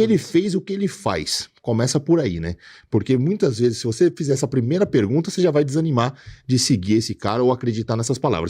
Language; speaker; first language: Portuguese; native; Portuguese